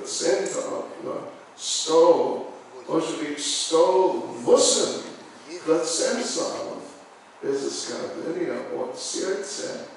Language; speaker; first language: Russian; non-native, learner; English